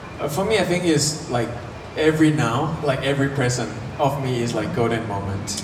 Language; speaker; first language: English; non-native, fluent; Thai